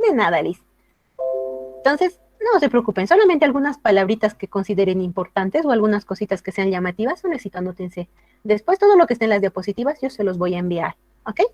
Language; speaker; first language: Spanish; native; Spanish